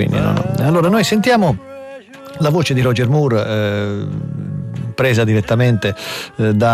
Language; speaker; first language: Italian; native; Italian